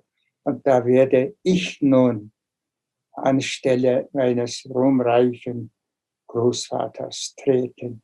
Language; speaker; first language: German; non-native, fluent; Tuvinian